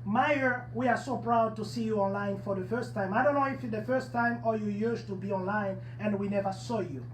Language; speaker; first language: English; non-native, learner; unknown